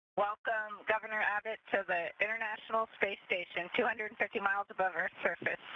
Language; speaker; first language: English; native; English